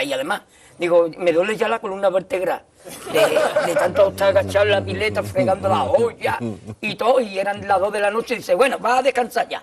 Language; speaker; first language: Spanish; native; Spanish